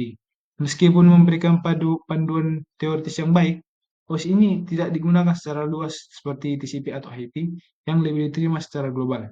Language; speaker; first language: Indonesian; native; Indonesian